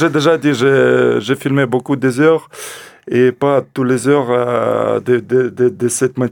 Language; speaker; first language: French; non-native, learner; Russian